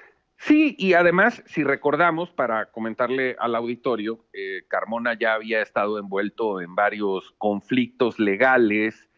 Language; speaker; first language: Spanish; native; Spanish